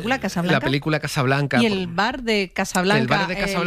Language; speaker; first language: Spanish; native; Spanish